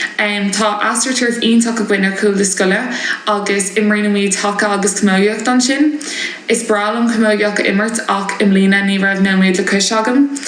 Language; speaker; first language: Irish; non-native, local second language; English